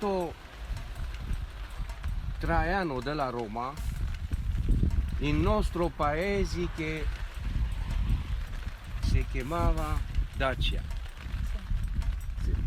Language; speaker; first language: Italian; non-native, learner; Romanian